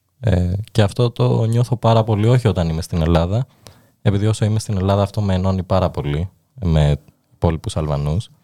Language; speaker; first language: Greek; early bilingual, other home language; Albanian